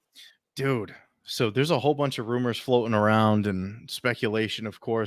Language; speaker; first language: English; native; English